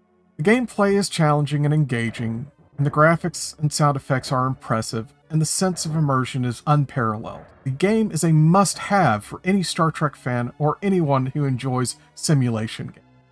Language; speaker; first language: English; native; English